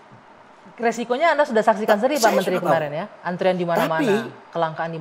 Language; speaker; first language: Indonesian; native; Indonesian